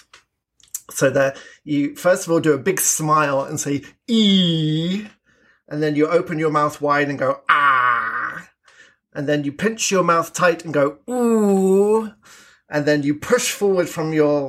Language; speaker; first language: English; native; English